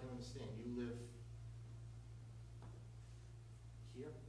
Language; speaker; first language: English; native; English